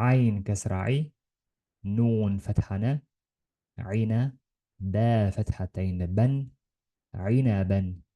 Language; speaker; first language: Arabic; non-native, learner; Estonian